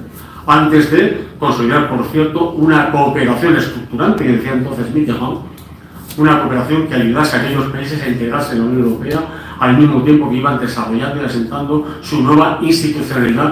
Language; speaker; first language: Spanish; native; Spanish